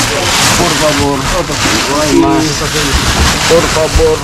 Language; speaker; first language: Spanish; non-native, learner; Filipino